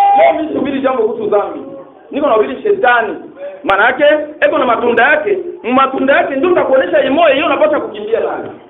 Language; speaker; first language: Swahili; native; Swahili